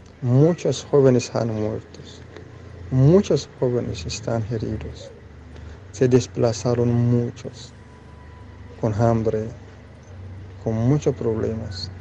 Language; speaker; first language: Spanish; non-native, learner; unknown